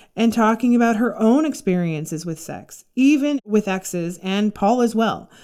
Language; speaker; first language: English; native; English